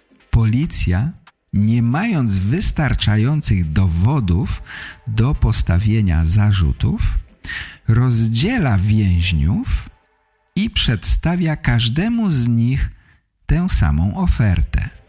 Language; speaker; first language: Polish; native; Polish